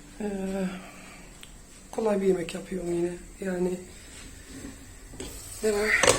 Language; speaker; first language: Turkish; non-native, fluent; Dutch